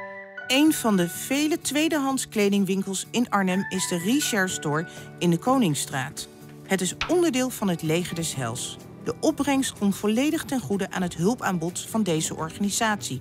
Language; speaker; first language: Dutch; native; Dutch